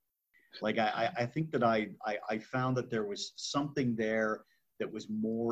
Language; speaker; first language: English; native; English